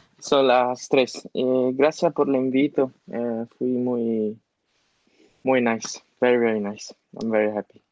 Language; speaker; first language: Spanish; non-native, learner; Chinese